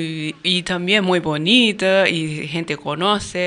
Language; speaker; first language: Spanish; non-native, learner; Japanese